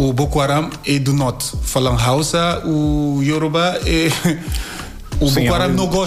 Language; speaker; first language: Portuguese; non-native, learner; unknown